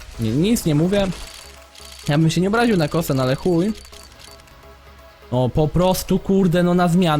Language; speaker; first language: Polish; native; Polish